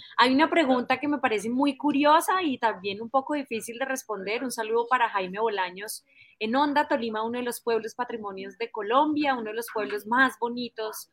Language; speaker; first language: Spanish; native; Spanish